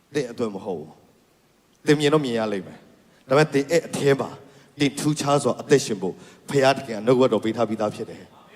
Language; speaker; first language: Burmese; non-native, local second language; Kachin